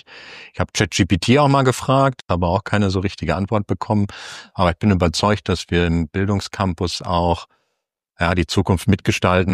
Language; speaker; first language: German; native; German